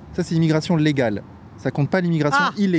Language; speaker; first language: French; native; French